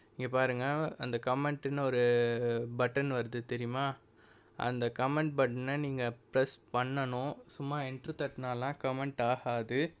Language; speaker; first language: Tamil; non-native, local second language; Telugu